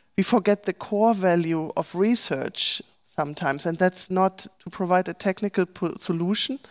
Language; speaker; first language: English; non-native, fluent; German